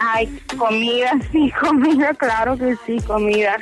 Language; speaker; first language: Spanish; early bilingual, heritage; Hebrew